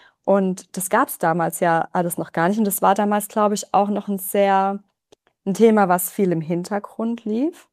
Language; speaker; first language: German; native; German